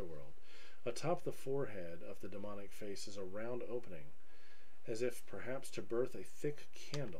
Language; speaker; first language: English; native; English